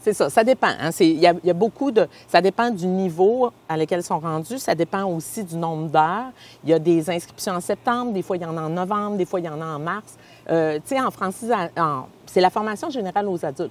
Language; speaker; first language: French; native; French